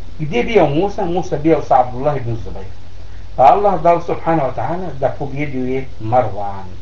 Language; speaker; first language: Bosnian; non-native, learner; Arabic